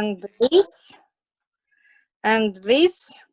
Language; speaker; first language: English; non-native, learner; Russian